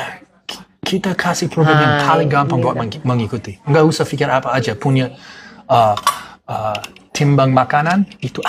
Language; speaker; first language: Indonesian; non-native, learner; English